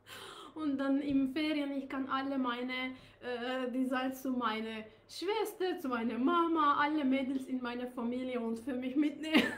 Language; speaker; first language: German; non-native, learner; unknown